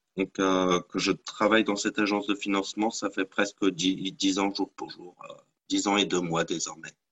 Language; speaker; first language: French; native; French